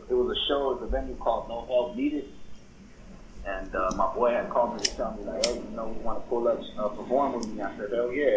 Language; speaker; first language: English; early bilingual, other home language; Spanish